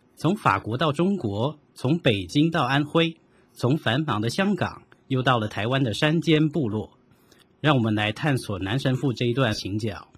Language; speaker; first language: Chinese; native; Chinese